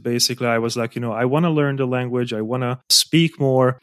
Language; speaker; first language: English; non-native, fluent; Hungarian